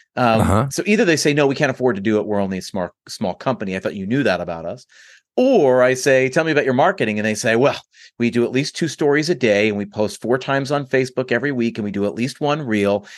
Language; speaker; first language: English; native; English